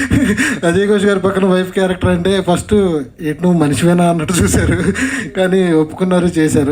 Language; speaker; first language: Telugu; native; Telugu